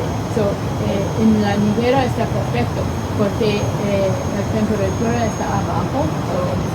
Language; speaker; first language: Spanish; non-native, learner; English